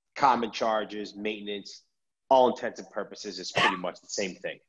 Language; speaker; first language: English; native; English